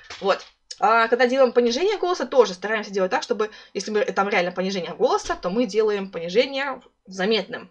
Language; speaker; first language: Russian; native; Russian